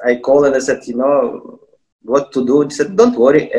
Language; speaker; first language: English; non-native, fluent; Russian